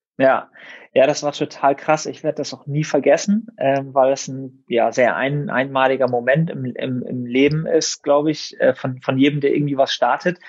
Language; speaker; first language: German; native; German